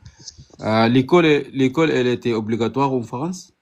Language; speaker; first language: French; non-native, learner; Arabic